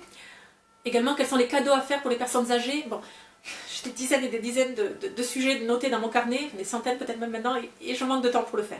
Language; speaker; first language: French; native; French